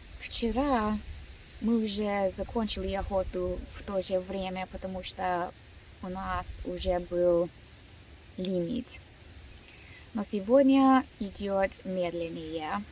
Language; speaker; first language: Russian; non-native, learner; English